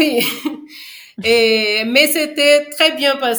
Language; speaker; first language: French; non-native, fluent; Portuguese